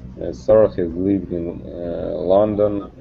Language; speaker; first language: English; non-native, learner; Russian